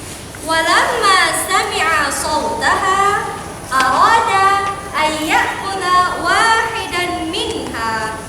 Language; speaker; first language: Arabic; non-native, fluent; Indonesian